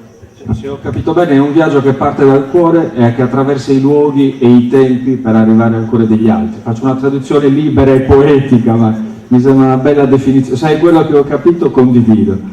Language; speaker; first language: Italian; native; Italian